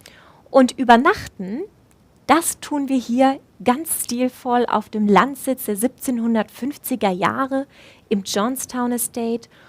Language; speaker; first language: German; native; German